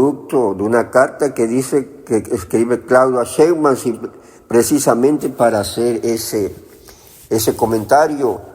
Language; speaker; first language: Spanish; native; Spanish